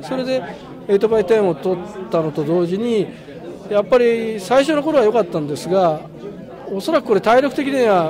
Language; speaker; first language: Japanese; native; Japanese